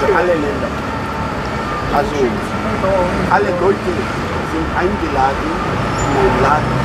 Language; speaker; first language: German; non-native, learner; French